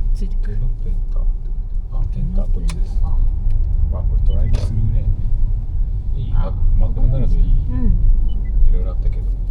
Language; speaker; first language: Japanese; native; Japanese